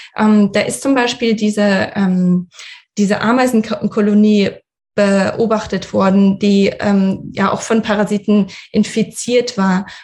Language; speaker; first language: German; early bilingual, other home language; Russian